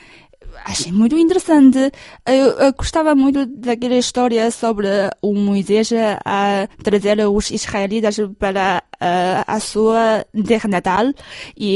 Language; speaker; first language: Portuguese; non-native, fluent; Chinese